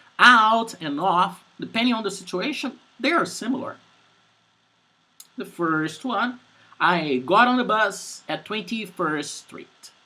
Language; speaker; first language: English; non-native, fluent; Portuguese